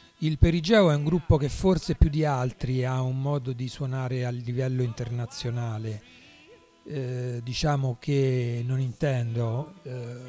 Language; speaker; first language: Italian; native; Italian